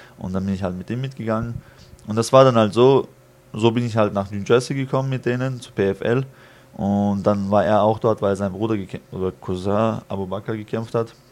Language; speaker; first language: German; early bilingual, other home language; Chechen